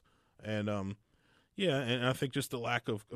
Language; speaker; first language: English; native; English